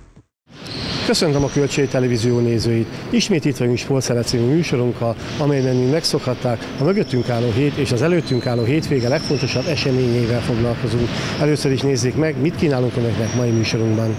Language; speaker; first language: Hungarian; native; Hungarian